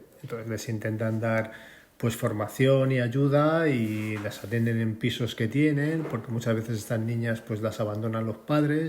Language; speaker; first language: Spanish; native; Spanish